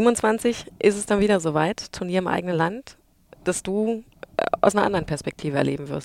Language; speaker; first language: German; native; German